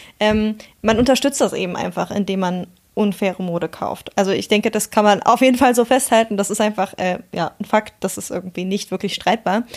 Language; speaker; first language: German; native; German